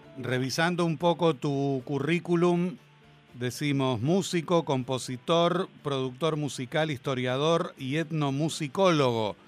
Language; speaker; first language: Spanish; native; Spanish